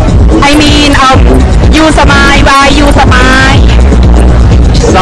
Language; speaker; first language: English; non-native, learner; Thai